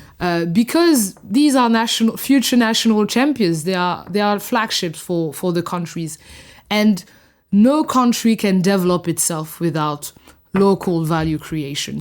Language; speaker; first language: English; non-native, fluent; French